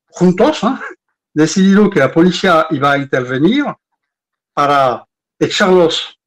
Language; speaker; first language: Spanish; non-native, fluent; Arabic